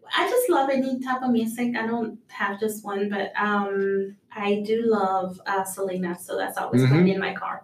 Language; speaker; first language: English; early bilingual, other home language; Spanish